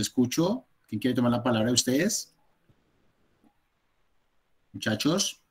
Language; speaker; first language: Spanish; native; Spanish